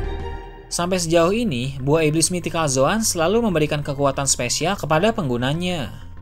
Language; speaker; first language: Indonesian; native; Indonesian